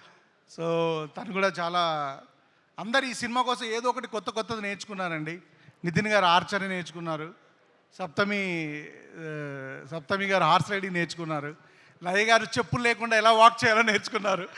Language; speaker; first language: Telugu; native; Telugu